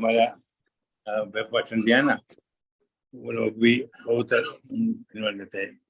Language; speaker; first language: Hindi; non-native, local second language; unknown